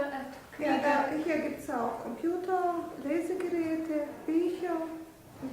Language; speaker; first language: German; non-native, fluent; Bosnian